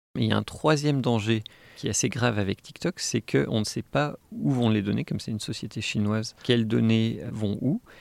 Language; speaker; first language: French; native; French